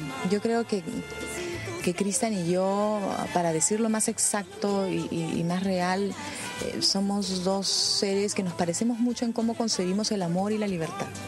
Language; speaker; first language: Spanish; native; Spanish